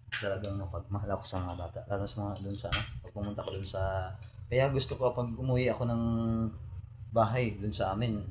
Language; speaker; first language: Filipino; non-native, local second language; Cebuano